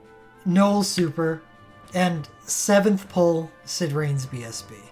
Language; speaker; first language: English; native; English